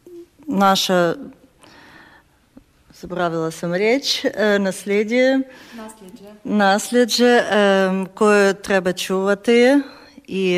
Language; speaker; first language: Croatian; non-native, learner; Ukrainian